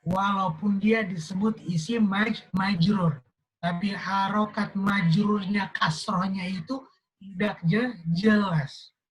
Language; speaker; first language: Indonesian; native; Indonesian